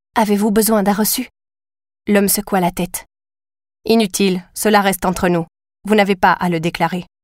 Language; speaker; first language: French; native; French